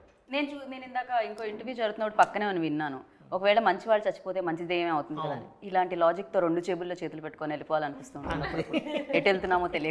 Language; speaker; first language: Telugu; native; Telugu